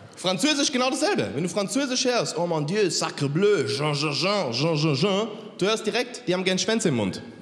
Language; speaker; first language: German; native; German